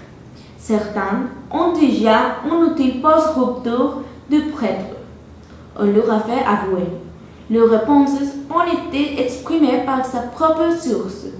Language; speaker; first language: French; non-native, learner; Spanish